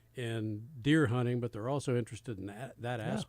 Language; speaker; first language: English; native; English